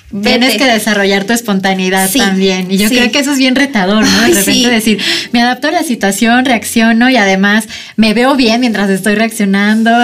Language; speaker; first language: Spanish; native; Spanish